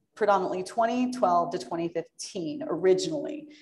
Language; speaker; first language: English; native; English